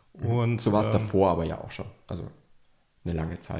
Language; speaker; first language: German; native; German